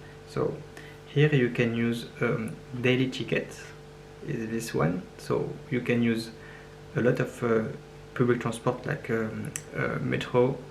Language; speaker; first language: English; non-native, learner; French